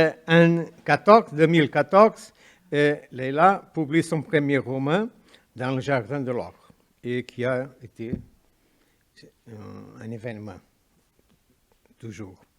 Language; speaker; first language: French; non-native, fluent; Portuguese